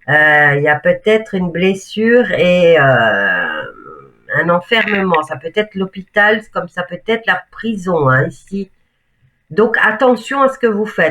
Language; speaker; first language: French; native; French